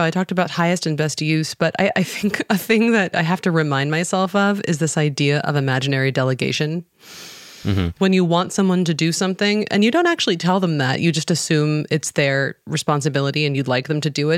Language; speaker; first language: English; native; English